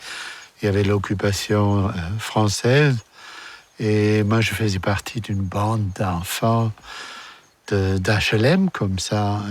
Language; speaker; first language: French; non-native, fluent; German